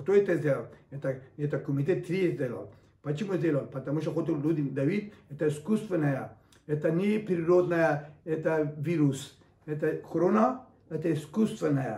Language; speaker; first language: Russian; non-native, learner; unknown